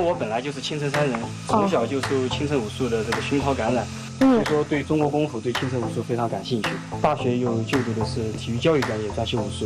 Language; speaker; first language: Chinese; native; Chinese